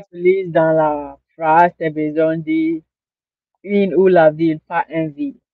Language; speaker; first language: French; non-native, learner; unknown